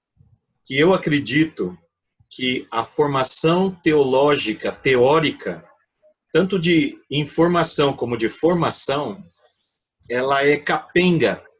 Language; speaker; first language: Portuguese; native; Portuguese